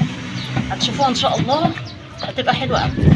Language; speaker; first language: Arabic; native; Arabic